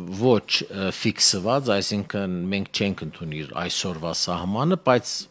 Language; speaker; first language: Armenian; early bilingual, heritage; Armenian